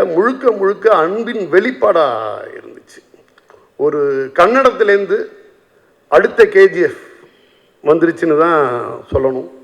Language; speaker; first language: Tamil; native; Tamil